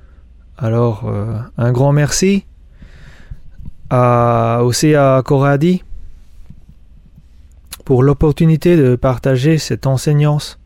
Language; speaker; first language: French; non-native, fluent; Spanish